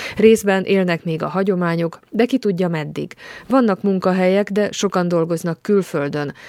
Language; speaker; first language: Hungarian; native; Hungarian